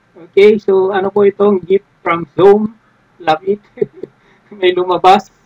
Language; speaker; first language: Filipino; non-native, local second language; Iloko